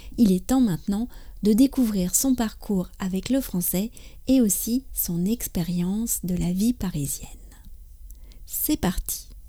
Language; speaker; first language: French; native; French